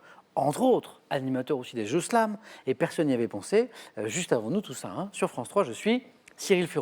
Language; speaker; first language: French; native; French